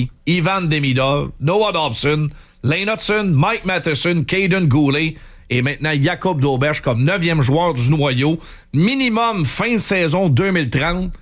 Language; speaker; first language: French; native; French